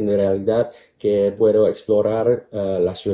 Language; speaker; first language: Spanish; non-native, fluent; Cantonese